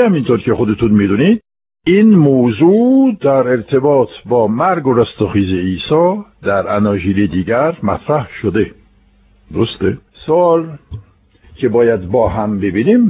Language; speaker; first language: Persian; non-native, fluent; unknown